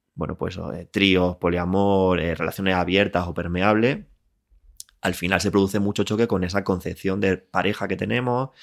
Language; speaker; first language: Spanish; native; Spanish